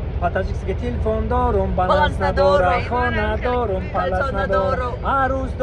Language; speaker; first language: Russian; non-native, learner; Tajik